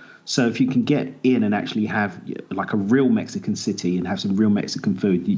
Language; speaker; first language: English; native; English